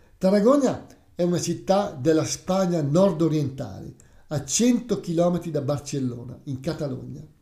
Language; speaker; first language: Italian; native; Italian